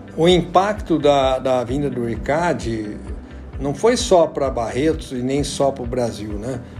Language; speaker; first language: Portuguese; native; Portuguese